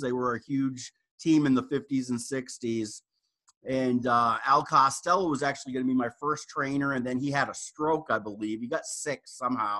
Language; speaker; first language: English; native; English